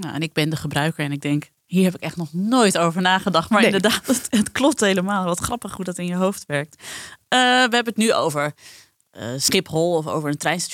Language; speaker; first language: Dutch; native; Dutch